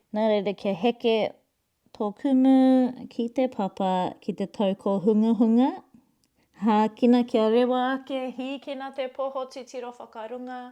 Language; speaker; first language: Māori; non-native, local second language; English